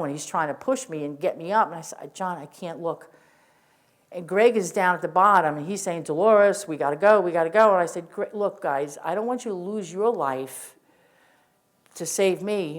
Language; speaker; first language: English; native; English